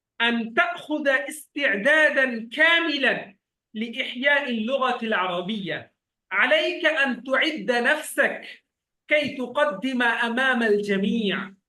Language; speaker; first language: Arabic; non-native, fluent; Bangla